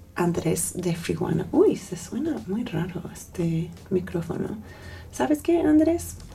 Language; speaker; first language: Spanish; non-native, fluent; English